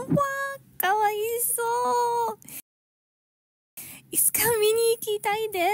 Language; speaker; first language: Japanese; non-native, learner; English